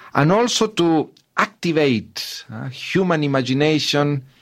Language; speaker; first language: English; non-native, fluent; Spanish